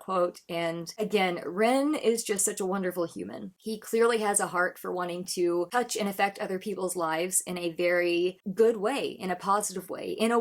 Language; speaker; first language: English; native; English